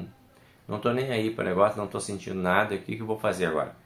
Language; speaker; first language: Portuguese; native; Portuguese